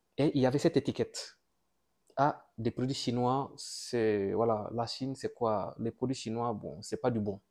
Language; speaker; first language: French; non-native, local second language; Wolof